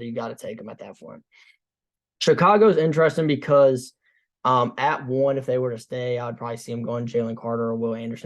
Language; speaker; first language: English; native; English